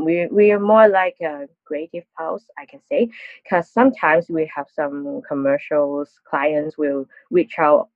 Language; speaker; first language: English; non-native, local second language; Cantonese